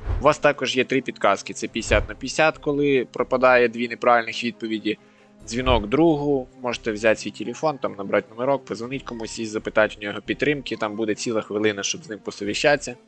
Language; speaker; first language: Ukrainian; native; Ukrainian